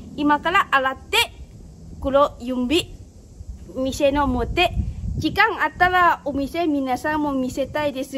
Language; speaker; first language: Japanese; non-native, learner; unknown